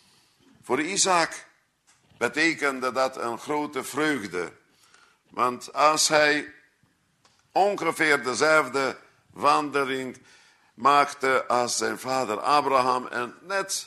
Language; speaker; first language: Dutch; non-native, fluent; Hungarian